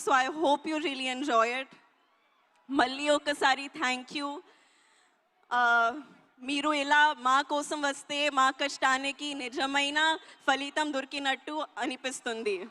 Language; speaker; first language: Telugu; non-native, learner; Hindi